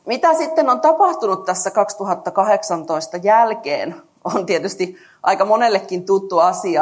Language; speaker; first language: Finnish; native; Finnish